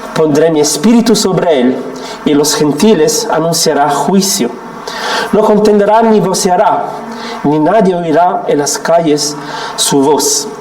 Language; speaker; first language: Spanish; non-native, fluent; Italian